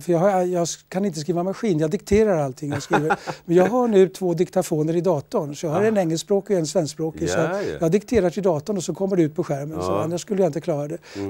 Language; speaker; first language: Swedish; native; Swedish